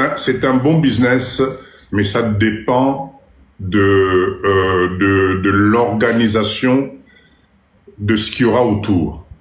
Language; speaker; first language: French; non-native, local second language; Lingala